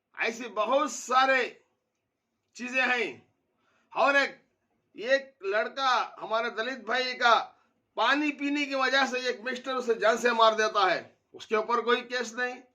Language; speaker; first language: Hindi; native; Hindi